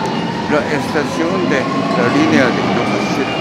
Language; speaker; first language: Spanish; non-native, learner; Japanese